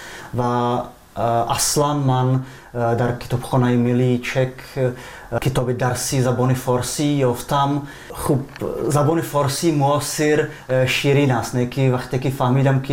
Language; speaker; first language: Persian; non-native, fluent; Czech